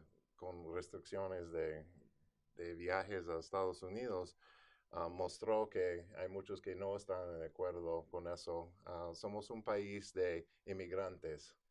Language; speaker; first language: Spanish; non-native, fluent; English